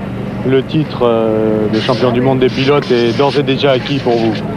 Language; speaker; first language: French; native; French